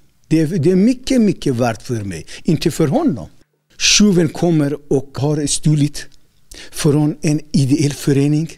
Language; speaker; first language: Swedish; non-native, learner; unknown